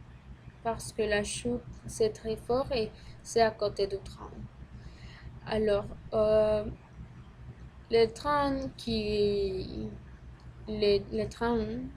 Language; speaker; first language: French; non-native, learner; Spanish